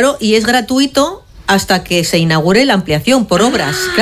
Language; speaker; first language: Spanish; native; Spanish